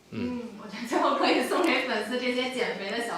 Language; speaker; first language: Chinese; native; Chinese